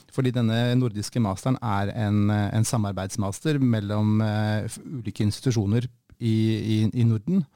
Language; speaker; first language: Norwegian; native; Norwegian